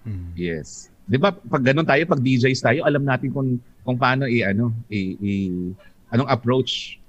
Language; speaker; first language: Filipino; non-native, local second language; Hiligaynon